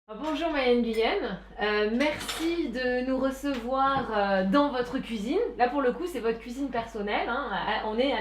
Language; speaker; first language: French; native; French